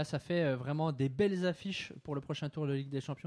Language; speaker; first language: French; native; French